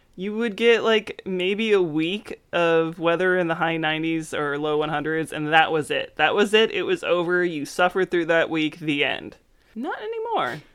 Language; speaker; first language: English; native; English